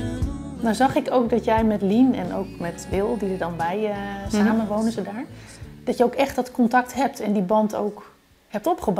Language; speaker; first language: Dutch; native; Dutch